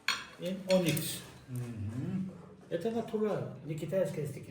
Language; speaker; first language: Russian; non-native, local second language; Tajik